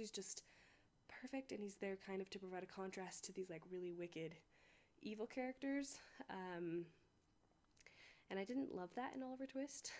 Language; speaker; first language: English; native; English